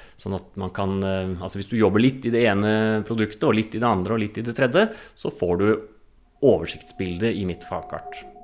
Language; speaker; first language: Norwegian; native; Norwegian